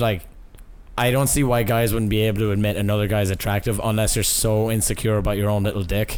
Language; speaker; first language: English; native; English